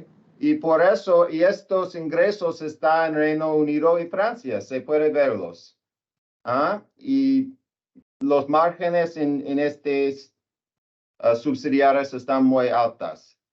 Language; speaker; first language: Spanish; non-native, learner; English